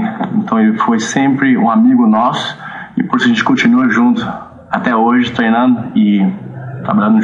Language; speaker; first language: Portuguese; early bilingual, heritage; Portuguese